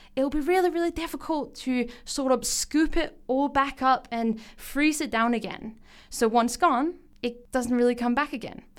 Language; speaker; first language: English; non-native, fluent; Danish